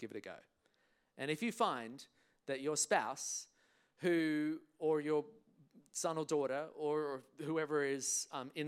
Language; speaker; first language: English; native; English